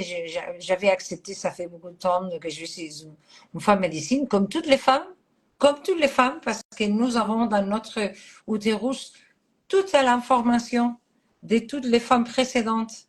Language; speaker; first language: French; non-native, fluent; Catalan